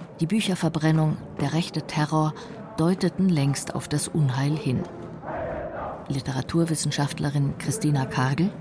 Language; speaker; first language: German; native; German